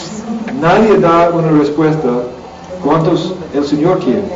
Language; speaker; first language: Spanish; non-native, learner; English